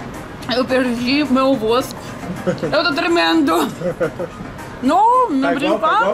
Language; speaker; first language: Portuguese; non-native, learner; Russian